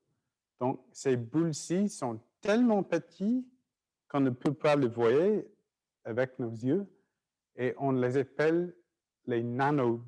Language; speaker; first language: French; non-native, fluent; English